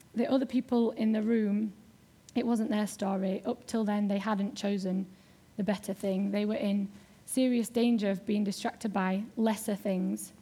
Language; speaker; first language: English; native; English